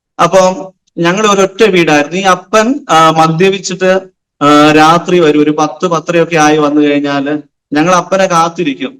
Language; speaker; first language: Malayalam; non-native, local second language; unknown